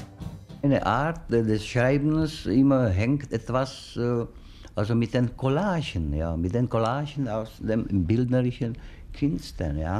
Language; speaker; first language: German; non-native, fluent; Czech